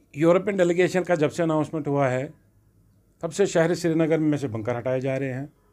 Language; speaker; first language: Hindi; non-native, local second language; Kashmiri